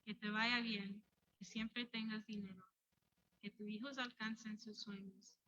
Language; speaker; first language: Spanish; early bilingual, heritage; Spanish